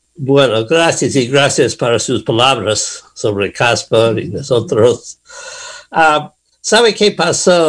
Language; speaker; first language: Spanish; non-native, learner; English